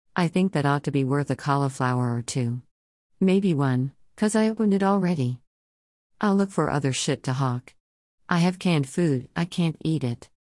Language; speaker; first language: English; native; English